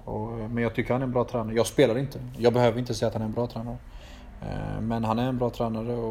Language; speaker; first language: Swedish; early bilingual, other home language; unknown